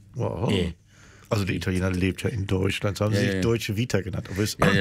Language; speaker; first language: German; non-native, fluent; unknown